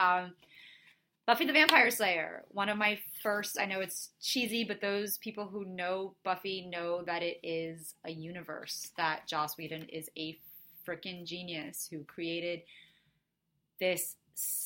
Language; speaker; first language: English; early bilingual, other home language; Portuguese